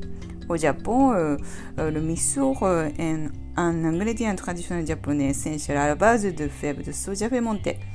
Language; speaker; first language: French; non-native, learner; Japanese